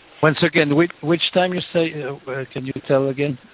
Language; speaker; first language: English; non-native, fluent; French